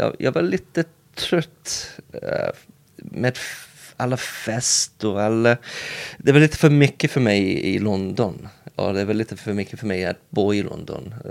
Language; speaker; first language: Swedish; non-native, learner; English